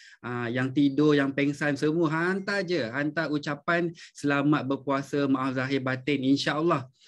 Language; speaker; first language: Malay; native; Malay